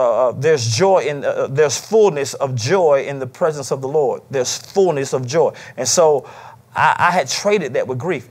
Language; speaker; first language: English; native; English